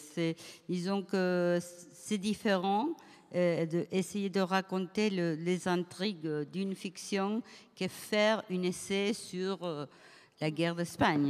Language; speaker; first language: French; non-native, fluent; Spanish